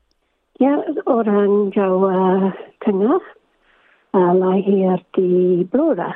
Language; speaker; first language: Indonesian; non-native, fluent; English